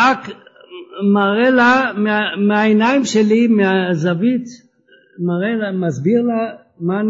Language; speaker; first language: Hebrew; non-native, fluent; French